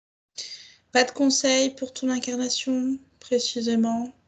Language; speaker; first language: French; native; French